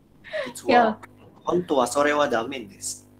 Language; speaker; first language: Japanese; non-native, learner; Indonesian